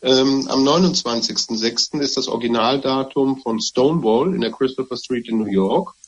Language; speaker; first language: German; native; German